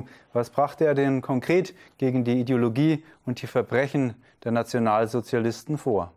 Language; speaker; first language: German; native; German